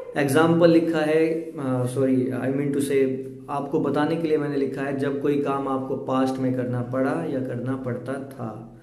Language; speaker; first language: Hindi; native; Hindi